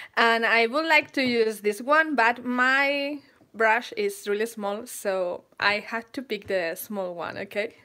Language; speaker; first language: English; non-native, fluent; Spanish